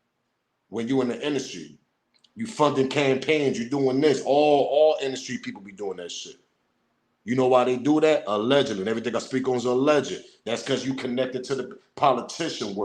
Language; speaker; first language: English; native; English